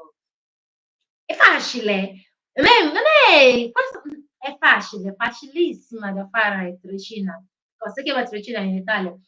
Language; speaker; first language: Italian; non-native, learner; Igbo